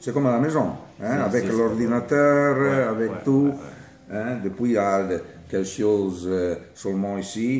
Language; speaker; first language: French; non-native, learner; Italian